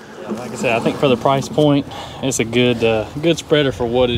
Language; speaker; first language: English; native; English